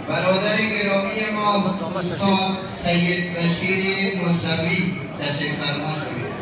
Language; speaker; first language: Persian; native; Persian